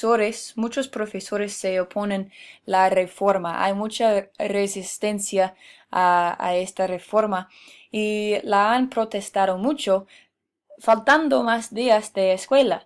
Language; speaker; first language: Spanish; non-native, fluent; English